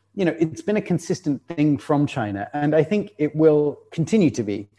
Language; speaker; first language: English; native; English